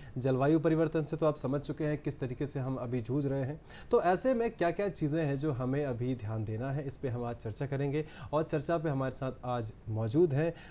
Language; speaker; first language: Hindi; native; Hindi